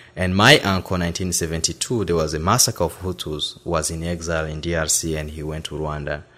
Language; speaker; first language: English; non-native, fluent; Rundi